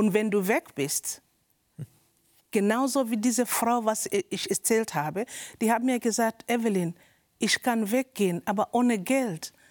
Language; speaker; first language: German; non-native, learner; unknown